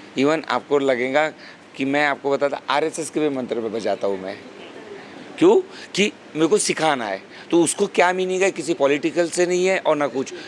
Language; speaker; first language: Hindi; non-native, local second language; Marathi